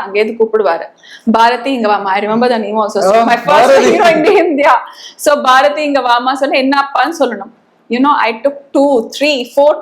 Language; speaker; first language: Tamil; early bilingual, heritage; Tamil